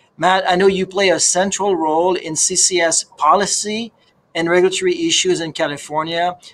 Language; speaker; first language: English; native; English